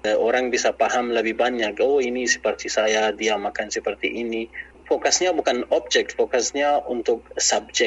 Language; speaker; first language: Indonesian; non-native, learner; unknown